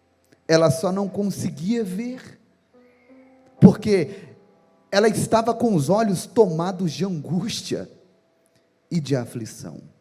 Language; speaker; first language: Portuguese; native; Portuguese